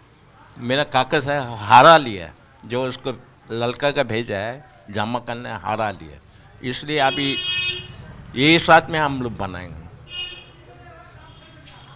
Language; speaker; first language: Hindi; non-native, local second language; Chinese